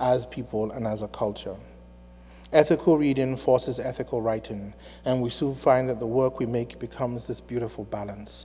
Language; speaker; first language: English; native; English